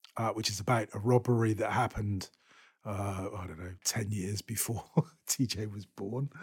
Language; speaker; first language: English; native; English